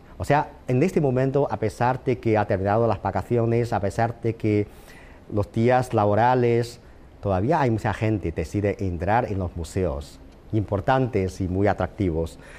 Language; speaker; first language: Spanish; non-native, fluent; Chinese